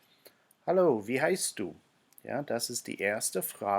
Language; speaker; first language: German; non-native, fluent; English